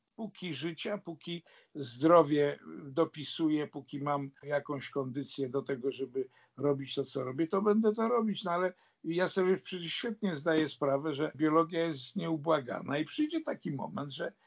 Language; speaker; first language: Polish; native; Polish